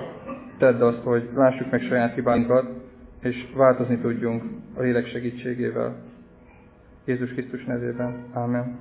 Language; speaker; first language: Hungarian; native; Hungarian